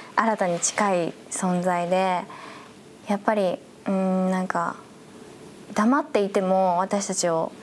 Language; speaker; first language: Japanese; native; Japanese